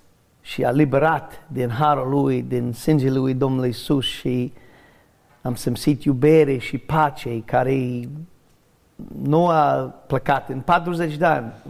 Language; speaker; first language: Romanian; non-native, learner; English